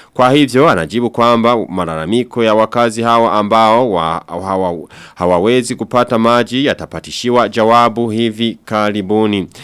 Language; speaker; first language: Swahili; non-native, local second language; Rundi